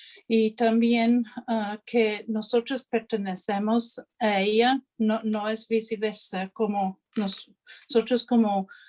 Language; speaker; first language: Spanish; non-native, fluent; English